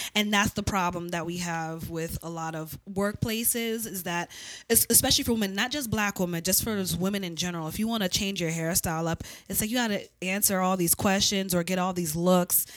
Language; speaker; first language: English; native; English